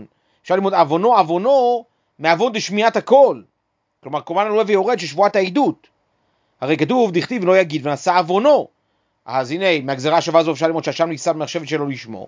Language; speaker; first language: Hebrew; native; Hebrew